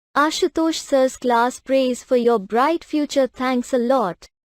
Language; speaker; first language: English; non-native, local second language; Hindi